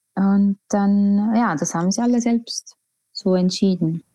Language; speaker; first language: German; non-native, fluent; Estonian